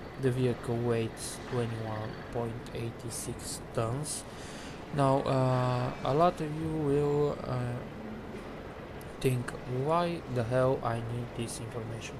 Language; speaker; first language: English; non-native, fluent; Bulgarian